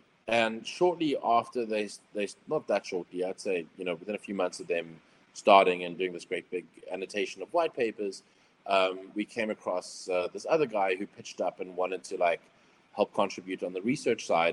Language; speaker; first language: English; native; English